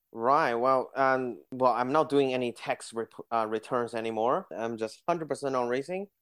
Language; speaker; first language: English; non-native, fluent; Chinese